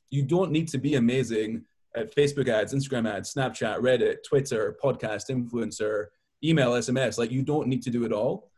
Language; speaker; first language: English; native; English